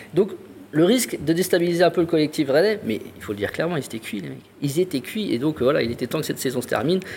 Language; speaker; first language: French; native; French